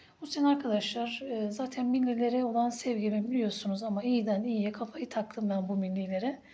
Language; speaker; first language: Turkish; native; Turkish